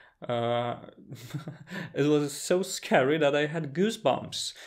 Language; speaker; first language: English; non-native, fluent; Polish